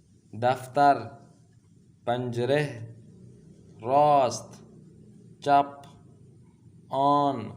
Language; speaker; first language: Persian; non-native, fluent; Urdu